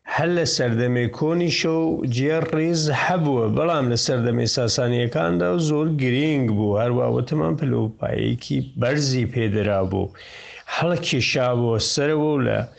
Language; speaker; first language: Central Kurdish; non-native, local second language; Southern Kurdish